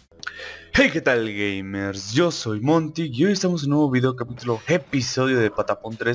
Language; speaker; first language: Spanish; native; Spanish